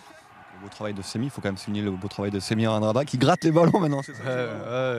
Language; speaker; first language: French; native; French